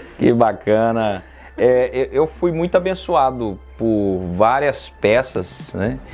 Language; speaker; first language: Portuguese; native; Portuguese